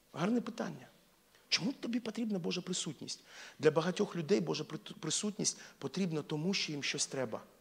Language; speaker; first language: Ukrainian; non-native, local second language; Russian